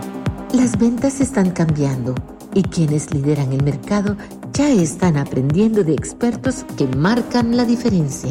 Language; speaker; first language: Spanish; native; Spanish